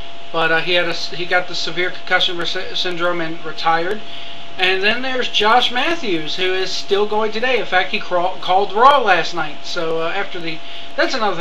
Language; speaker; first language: English; native; English